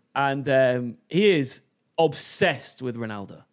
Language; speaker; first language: English; native; English